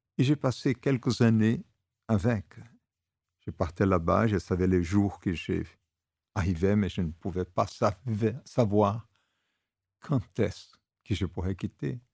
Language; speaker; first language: French; non-native, fluent; Portuguese